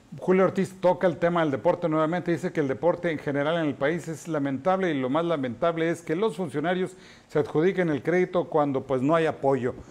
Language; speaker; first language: Spanish; native; Spanish